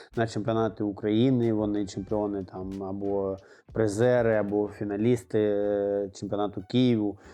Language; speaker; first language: Ukrainian; non-native, local second language; Russian